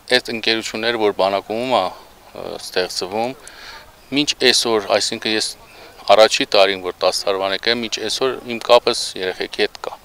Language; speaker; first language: Armenian; native; Armenian